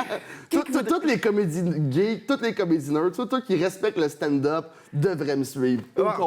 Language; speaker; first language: French; native; French